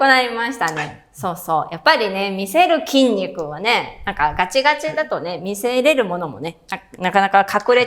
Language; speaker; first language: Japanese; native; Japanese